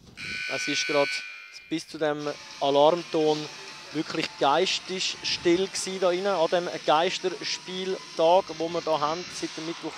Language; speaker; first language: German; native; German